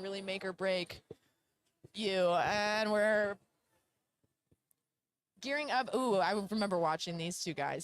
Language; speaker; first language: English; native; English